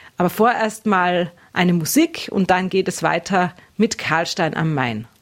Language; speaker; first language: German; native; German